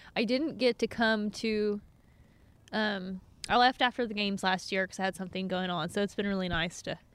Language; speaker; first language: English; native; English